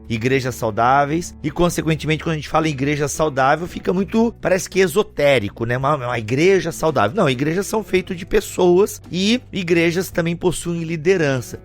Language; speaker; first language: Portuguese; native; Portuguese